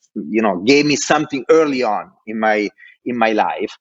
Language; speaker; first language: English; non-native, fluent; Italian